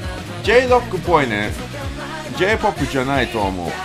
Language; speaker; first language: Japanese; non-native, learner; English